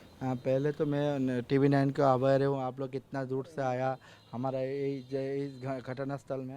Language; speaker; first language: Hindi; non-native, fluent; Bangla